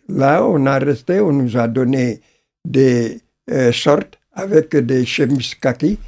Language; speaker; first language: French; non-native, local second language; Wolof